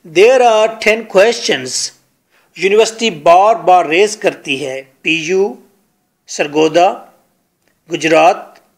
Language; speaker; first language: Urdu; non-native, local second language; Punjabi